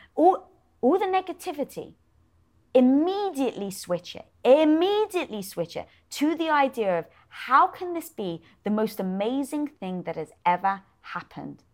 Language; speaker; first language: English; native; English